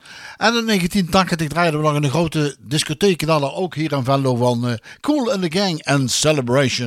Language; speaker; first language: Dutch; native; Dutch